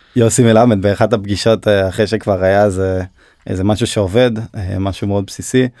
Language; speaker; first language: Hebrew; early bilingual, other home language; Turkish